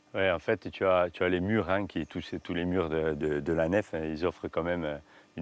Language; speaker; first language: French; native; French